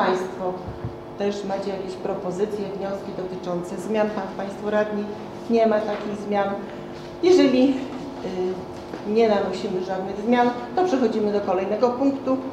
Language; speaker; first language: Polish; native; Polish